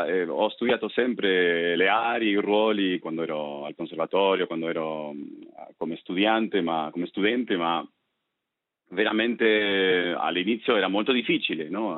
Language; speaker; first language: Italian; non-native, fluent; Spanish